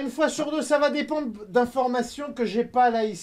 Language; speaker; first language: French; native; French